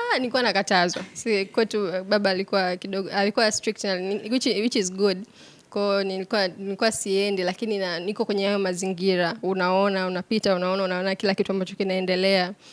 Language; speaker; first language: Swahili; native; Swahili